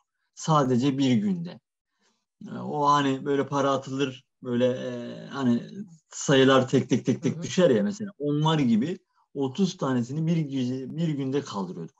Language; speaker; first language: Turkish; native; Turkish